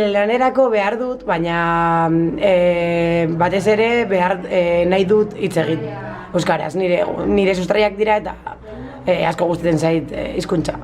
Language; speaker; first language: Basque; non-native, local second language; Spanish